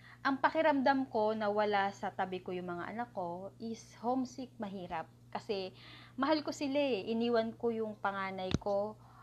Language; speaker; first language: Filipino; native; Filipino